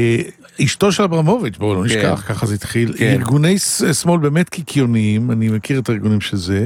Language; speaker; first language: Hebrew; native; Hebrew